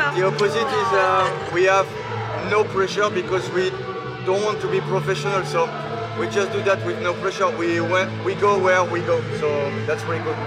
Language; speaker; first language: English; non-native, fluent; French